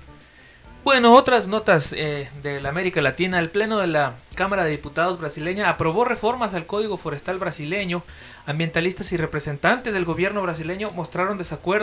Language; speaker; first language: Spanish; native; Spanish